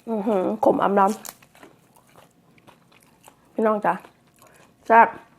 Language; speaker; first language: Thai; native; Thai